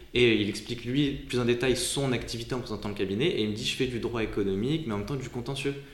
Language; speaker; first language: French; native; French